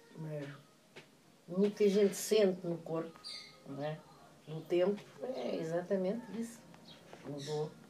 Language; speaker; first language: Portuguese; native; Portuguese